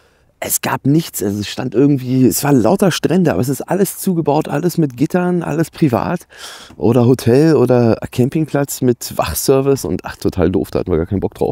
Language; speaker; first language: German; native; German